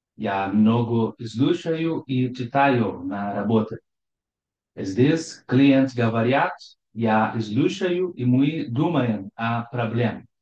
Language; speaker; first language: Russian; non-native, learner; Portuguese